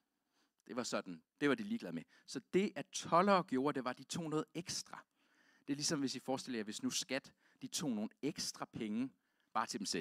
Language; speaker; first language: Danish; native; Danish